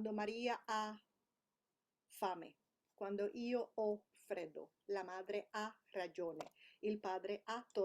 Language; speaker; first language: Italian; non-native, fluent; English